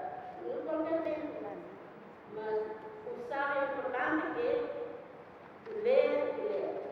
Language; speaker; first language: Portuguese; non-native, learner; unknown